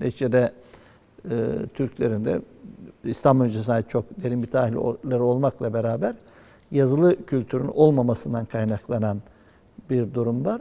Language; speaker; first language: Turkish; native; Turkish